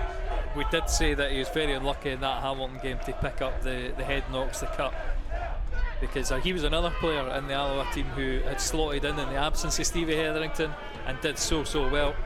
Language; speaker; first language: English; native; English